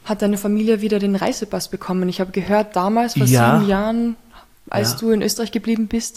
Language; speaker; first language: German; native; German